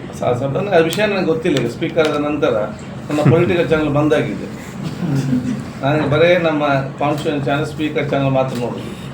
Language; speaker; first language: Kannada; non-native, local second language; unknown